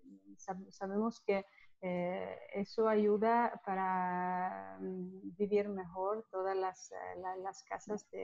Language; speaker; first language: Spanish; non-native, learner; Italian